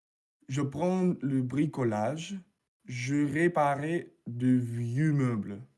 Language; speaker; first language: French; non-native, learner; Russian